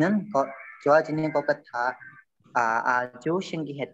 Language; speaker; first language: Korean; non-native, learner; Burmese